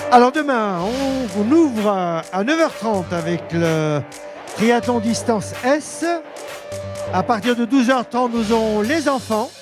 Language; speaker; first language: French; native; French